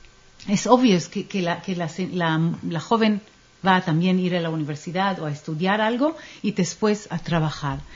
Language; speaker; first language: Spanish; non-native, fluent; Hebrew